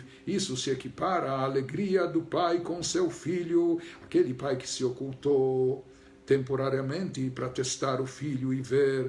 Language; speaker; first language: Portuguese; native; Portuguese